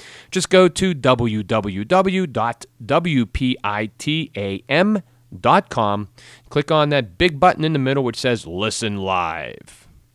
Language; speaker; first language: English; native; English